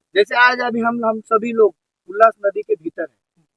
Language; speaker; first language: Hindi; non-native, local second language; Marathi